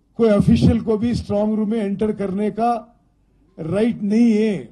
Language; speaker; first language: Hindi; non-native, local second language; Telugu